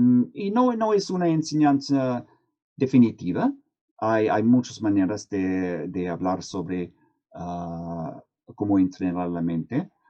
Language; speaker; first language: Spanish; non-native, fluent; English